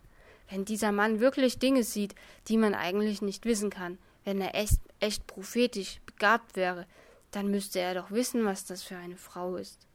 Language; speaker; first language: German; native; German